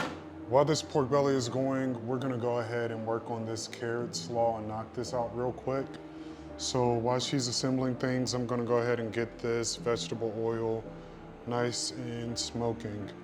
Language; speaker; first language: English; native; English